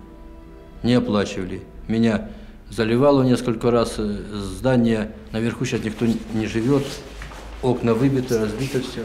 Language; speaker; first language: Russian; native; Russian